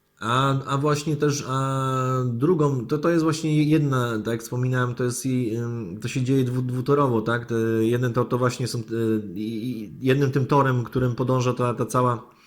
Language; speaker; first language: Polish; native; Polish